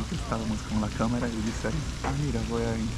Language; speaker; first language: Spanish; non-native, fluent; Portuguese